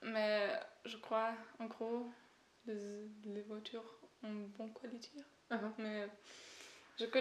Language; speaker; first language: French; non-native, learner; German